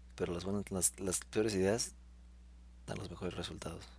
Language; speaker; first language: Spanish; native; Spanish